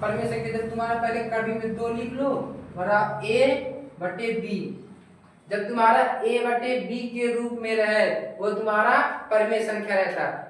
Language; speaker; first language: Hindi; native; Hindi